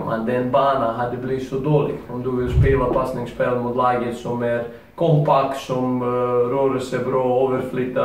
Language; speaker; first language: Swedish; non-native, learner; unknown